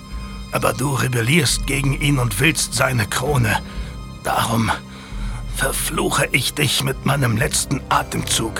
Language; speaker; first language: German; native; German